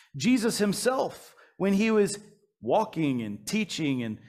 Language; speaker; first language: English; native; English